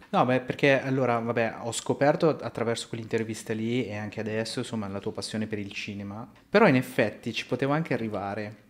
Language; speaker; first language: Italian; native; Italian